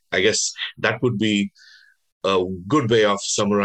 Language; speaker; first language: English; non-native, local second language; Bangla